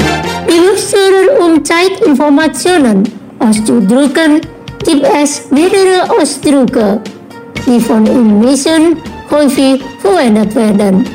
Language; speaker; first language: German; non-native, learner; Indonesian